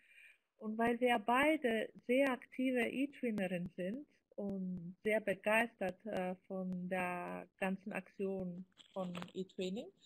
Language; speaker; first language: German; non-native, fluent; Greek